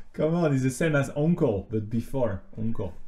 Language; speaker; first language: English; non-native, fluent; French